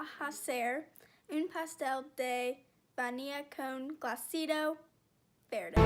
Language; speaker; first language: Spanish; non-native, learner; English